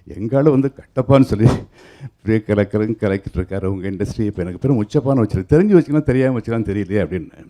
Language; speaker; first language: Tamil; native; Tamil